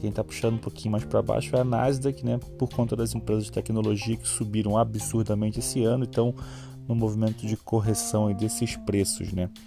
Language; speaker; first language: Portuguese; native; Portuguese